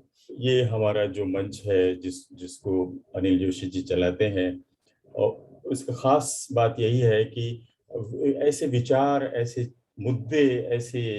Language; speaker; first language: Hindi; native; Hindi